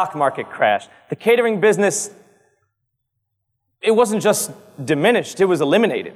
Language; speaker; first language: English; native; English